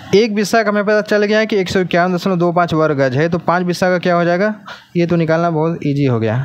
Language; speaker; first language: Hindi; native; Hindi